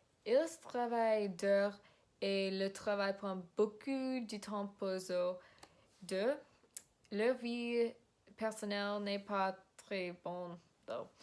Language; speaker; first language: French; non-native, learner; English